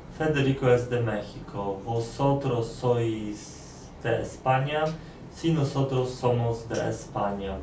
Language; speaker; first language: Spanish; non-native, learner; Polish